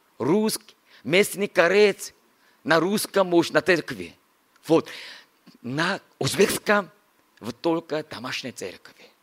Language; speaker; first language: Russian; non-native, learner; Korean